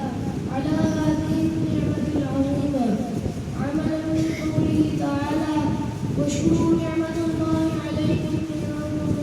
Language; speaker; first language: Arabic; non-native, learner; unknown